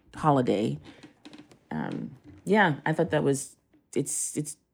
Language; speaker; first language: English; native; English